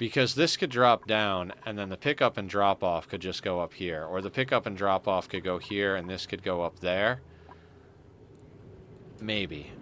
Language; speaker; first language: English; native; English